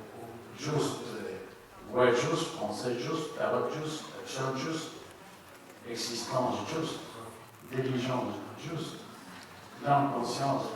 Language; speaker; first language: French; non-native, learner; Spanish